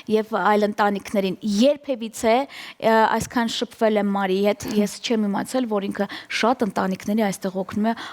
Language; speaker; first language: Armenian; native; Armenian